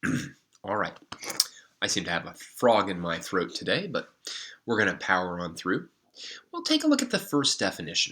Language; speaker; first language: English; native; English